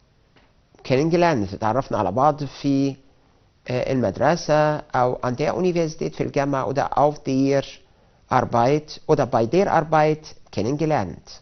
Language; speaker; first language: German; non-native, fluent; Arabic